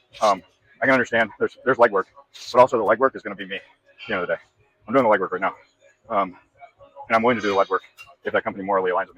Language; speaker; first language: English; native; English